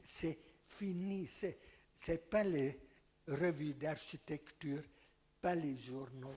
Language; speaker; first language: French; non-native, fluent; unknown